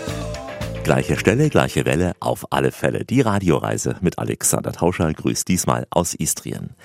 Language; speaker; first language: German; native; German